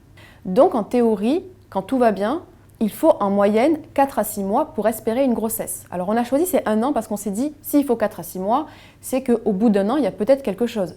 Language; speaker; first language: French; native; French